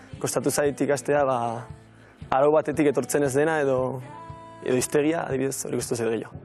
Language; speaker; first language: Basque; non-native, local second language; Spanish